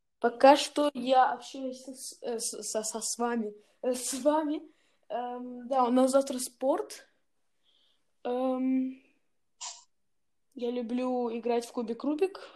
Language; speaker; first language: Russian; early bilingual, heritage; Russian